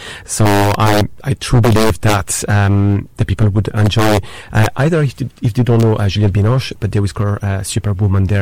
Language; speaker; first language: English; non-native, fluent; French